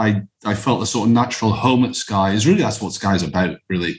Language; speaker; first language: English; native; English